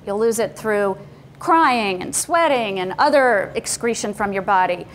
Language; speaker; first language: English; native; English